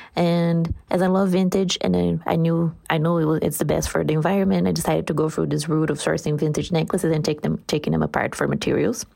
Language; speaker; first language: English; non-native, fluent; Portuguese